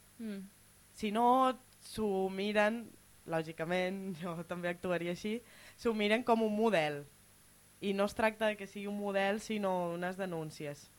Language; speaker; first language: Catalan; native; Catalan